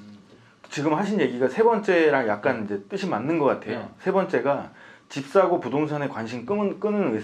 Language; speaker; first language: Korean; native; Korean